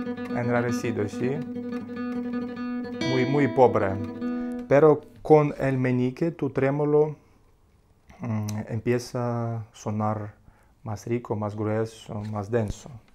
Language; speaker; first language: Spanish; non-native, learner; Russian